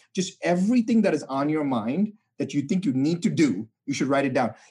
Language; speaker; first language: English; non-native, local second language; Tamil